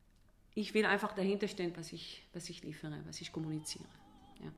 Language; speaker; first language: German; non-native, fluent; Hebrew